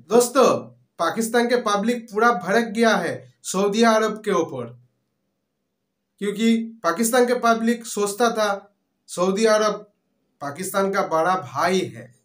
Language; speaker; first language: Hindi; non-native, local second language; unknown